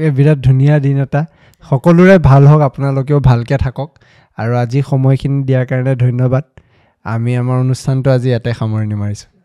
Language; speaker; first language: Assamese; native; Assamese